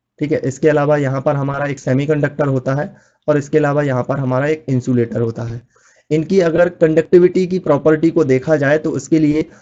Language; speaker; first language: Hindi; native; Hindi